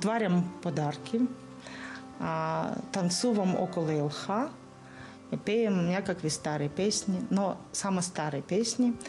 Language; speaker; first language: Bulgarian; non-native, learner; Russian